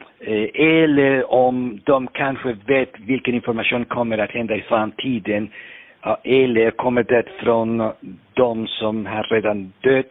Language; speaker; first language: Swedish; non-native, fluent; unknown